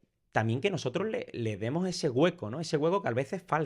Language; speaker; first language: Spanish; native; Spanish